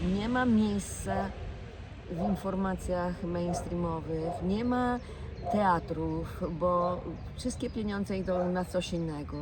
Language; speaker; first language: Polish; non-native, fluent; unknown